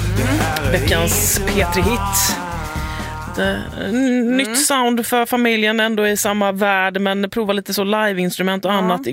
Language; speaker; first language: Swedish; native; Swedish